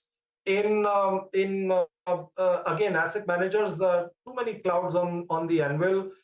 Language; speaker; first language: English; non-native, local second language; Hindi